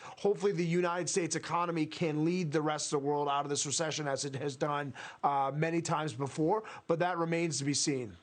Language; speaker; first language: English; native; English